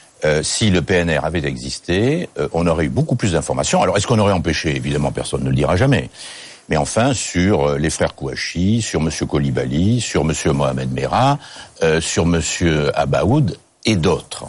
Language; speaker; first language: French; native; French